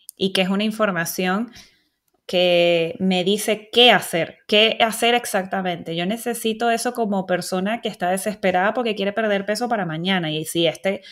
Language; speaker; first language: Spanish; native; Spanish